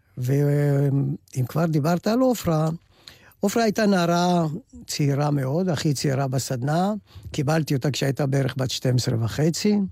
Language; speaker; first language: Hebrew; native; Hebrew